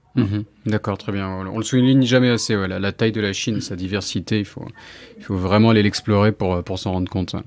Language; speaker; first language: French; native; French